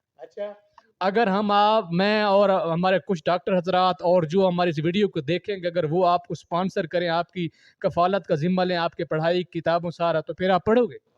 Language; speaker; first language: Urdu; non-native, local second language; Saraiki